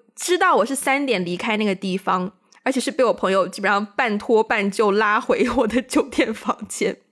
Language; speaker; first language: Chinese; native; Chinese